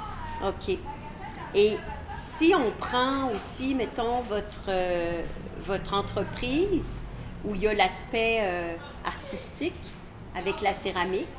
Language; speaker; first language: French; native; French